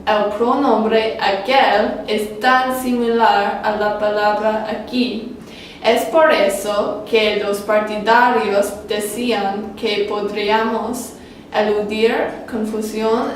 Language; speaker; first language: Spanish; non-native, learner; English